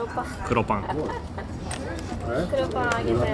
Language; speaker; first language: Japanese; native; Japanese